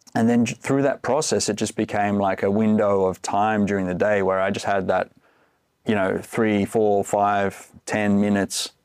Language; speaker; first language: English; native; English